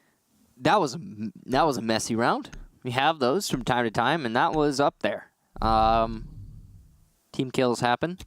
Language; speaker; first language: English; native; English